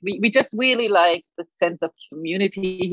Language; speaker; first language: English; non-native, fluent; German